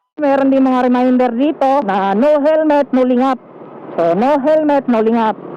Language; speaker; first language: Filipino; non-native, local second language; Cebuano